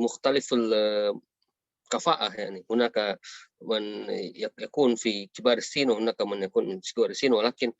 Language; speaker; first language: Arabic; non-native, fluent; Indonesian